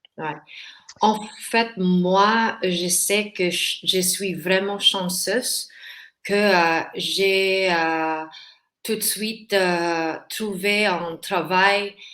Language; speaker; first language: French; non-native, learner; Filipino